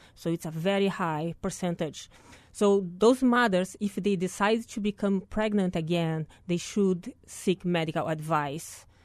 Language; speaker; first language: English; non-native, fluent; Portuguese